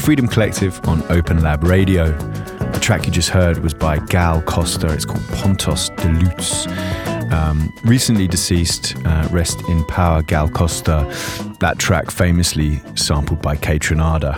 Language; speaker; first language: English; native; English